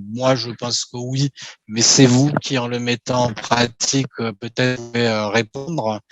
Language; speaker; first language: French; native; French